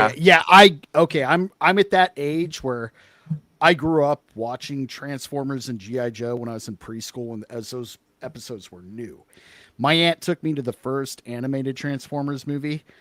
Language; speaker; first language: English; native; English